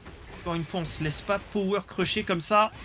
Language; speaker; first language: French; native; French